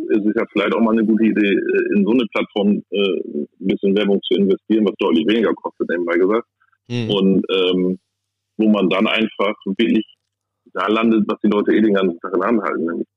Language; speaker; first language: German; native; German